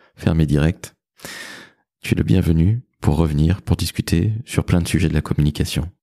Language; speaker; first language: French; native; French